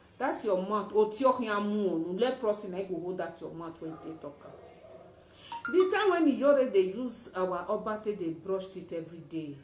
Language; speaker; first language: Nigerian Pidgin; native; Nigerian Pidgin